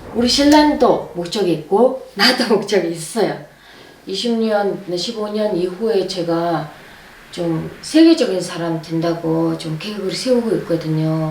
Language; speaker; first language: Korean; non-native, fluent; Mongolian